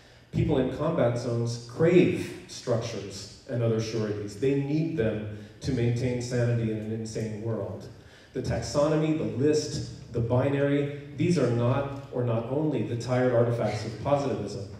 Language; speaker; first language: English; native; English